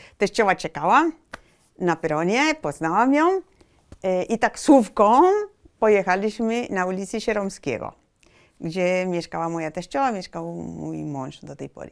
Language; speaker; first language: Polish; non-native, fluent; Spanish